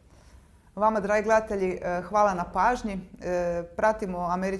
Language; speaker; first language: Croatian; native; Croatian